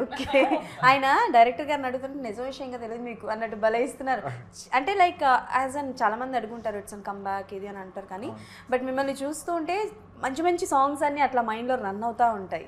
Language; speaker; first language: Telugu; native; Telugu